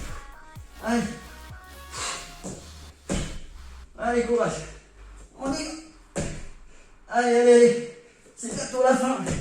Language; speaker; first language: French; native; French